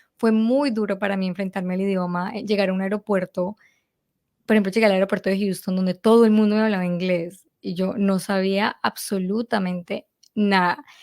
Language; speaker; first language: Spanish; native; Spanish